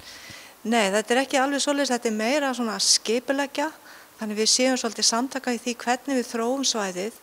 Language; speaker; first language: Icelandic; native; Icelandic